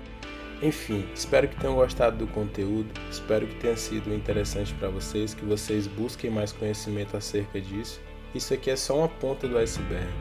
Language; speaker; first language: Portuguese; native; Portuguese